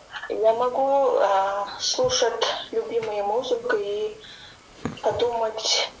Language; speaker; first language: Russian; non-native, learner; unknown